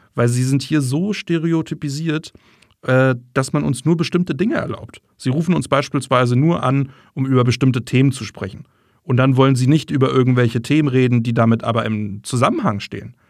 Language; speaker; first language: German; non-native, fluent; English